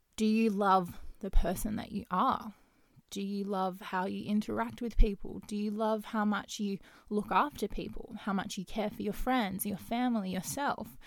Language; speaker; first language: English; native; English